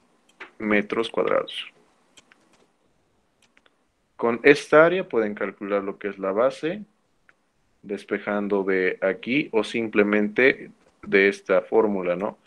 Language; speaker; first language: Spanish; native; Spanish